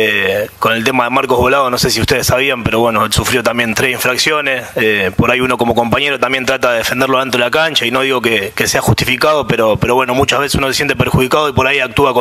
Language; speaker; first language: Spanish; native; Spanish